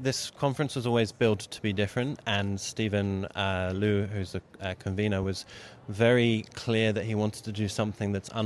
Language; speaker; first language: English; native; English